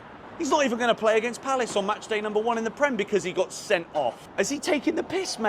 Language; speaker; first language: English; native; English